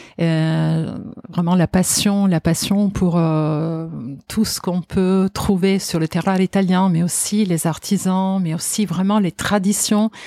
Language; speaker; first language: French; non-native, fluent; Italian